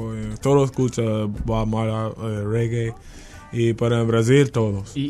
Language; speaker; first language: Spanish; non-native, learner; English